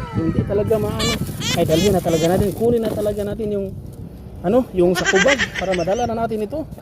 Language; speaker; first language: Filipino; non-native, local second language; Cebuano